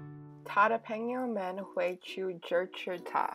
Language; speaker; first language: Chinese; non-native, learner; English